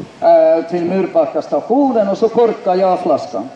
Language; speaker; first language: Swedish; non-native, fluent; Finnish